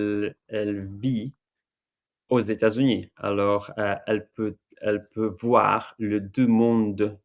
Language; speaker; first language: French; non-native, learner; English